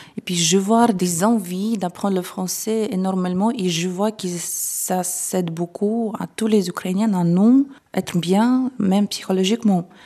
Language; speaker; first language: French; non-native, fluent; Russian